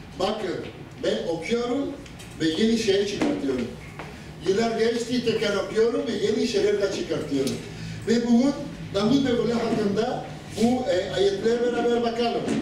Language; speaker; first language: Turkish; non-native, fluent; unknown